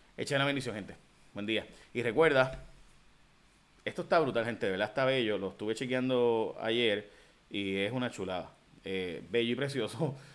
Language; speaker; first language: Spanish; early bilingual, heritage; Spanish